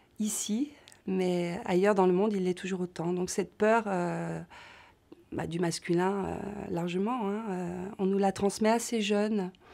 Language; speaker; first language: French; native; French